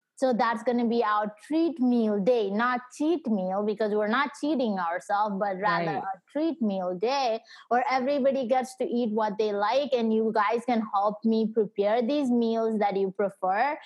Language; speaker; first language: English; non-native, local second language; Nepali